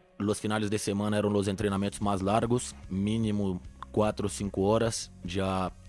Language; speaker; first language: Spanish; non-native, fluent; Portuguese